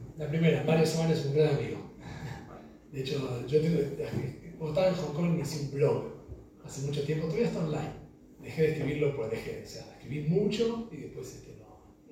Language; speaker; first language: Spanish; native; Spanish